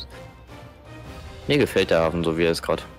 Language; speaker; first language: German; native; German